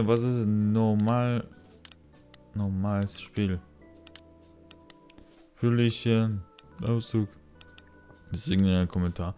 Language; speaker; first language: German; non-native, learner; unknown